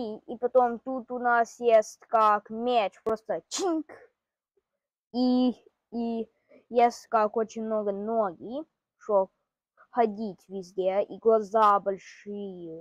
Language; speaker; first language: Russian; early bilingual, heritage; Russian